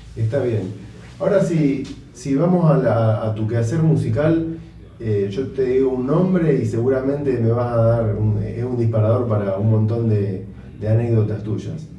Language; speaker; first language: Spanish; native; Spanish